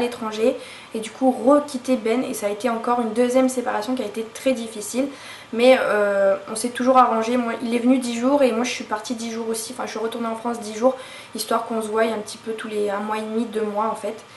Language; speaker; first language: French; native; French